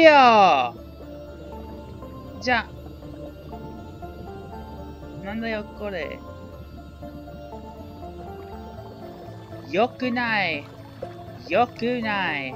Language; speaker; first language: Japanese; non-native, learner; English